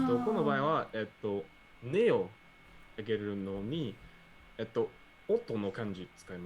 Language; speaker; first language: Japanese; non-native, learner; English